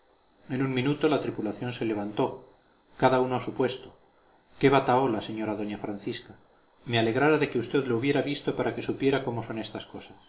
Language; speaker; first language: Spanish; native; Spanish